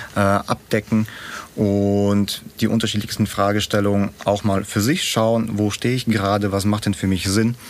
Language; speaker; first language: German; early bilingual, other home language; Russian